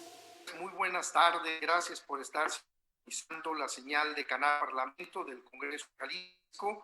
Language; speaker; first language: Spanish; native; Spanish